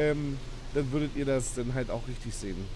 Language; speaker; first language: German; native; German